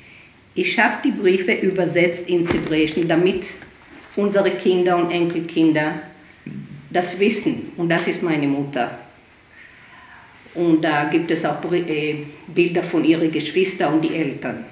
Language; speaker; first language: German; early bilingual, heritage; German